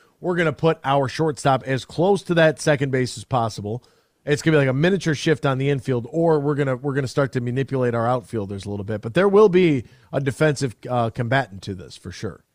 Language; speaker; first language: English; native; English